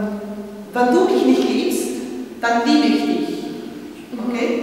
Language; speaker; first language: German; non-native, fluent; Spanish